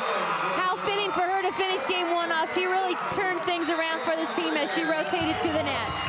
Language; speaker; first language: English; native; English